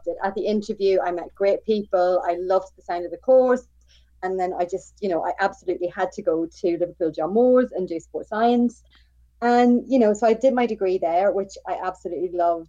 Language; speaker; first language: English; native; English